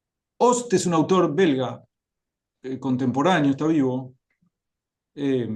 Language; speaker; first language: Spanish; native; Spanish